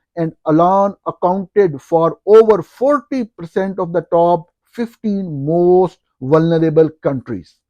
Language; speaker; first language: English; non-native, local second language; Urdu